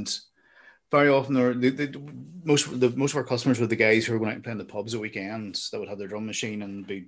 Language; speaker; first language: English; native; English